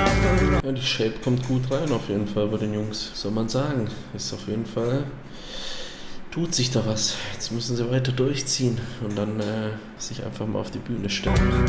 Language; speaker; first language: German; native; German